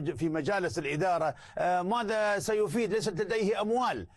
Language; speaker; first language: Arabic; native; Arabic